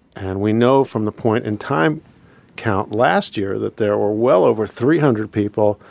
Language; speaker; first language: English; native; English